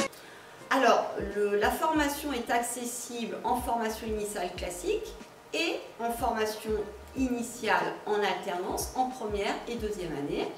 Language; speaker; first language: French; native; French